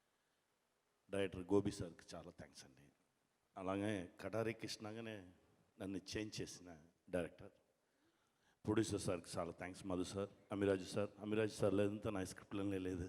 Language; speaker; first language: Telugu; non-native, fluent; Tamil